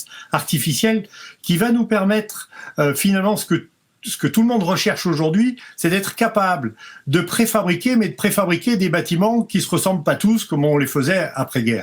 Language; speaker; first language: French; native; French